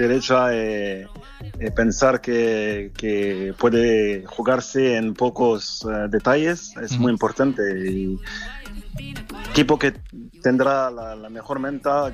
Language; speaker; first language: Spanish; non-native, fluent; French